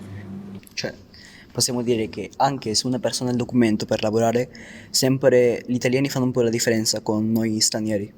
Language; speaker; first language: Italian; early bilingual, other home language; Spanish